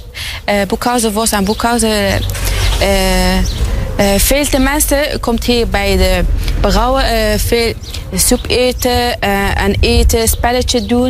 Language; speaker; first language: Dutch; non-native, learner; Arabic